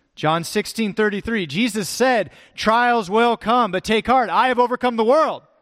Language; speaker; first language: English; native; English